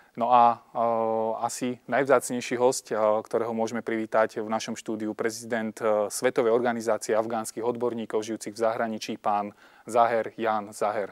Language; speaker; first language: Slovak; native; Slovak